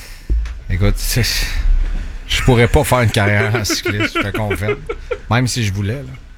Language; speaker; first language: French; native; French